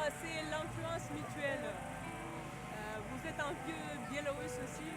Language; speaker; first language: French; non-native, fluent; Russian